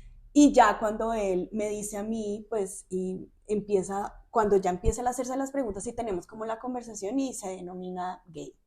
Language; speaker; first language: Spanish; native; Spanish